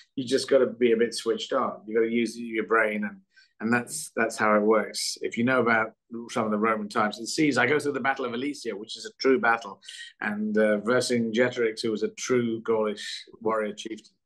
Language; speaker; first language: English; native; English